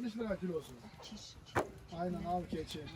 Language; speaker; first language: Turkish; native; Turkish